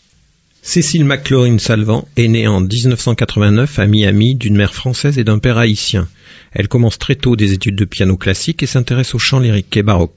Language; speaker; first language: French; native; French